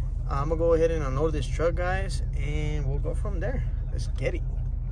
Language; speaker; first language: English; early bilingual, other home language; Spanish